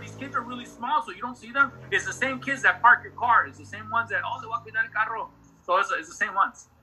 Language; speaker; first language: English; early bilingual, other home language; Spanish